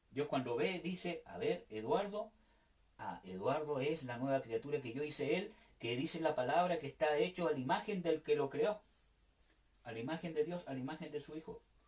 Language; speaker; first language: Spanish; native; Spanish